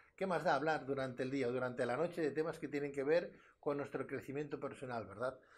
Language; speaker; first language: Spanish; native; Spanish